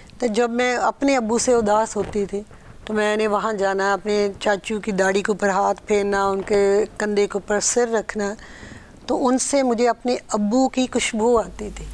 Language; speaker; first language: Urdu; early bilingual, heritage; Urdu